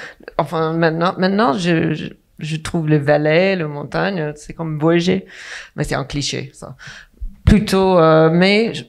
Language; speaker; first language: French; non-native, fluent; English